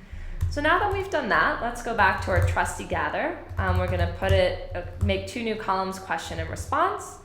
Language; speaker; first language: English; native; English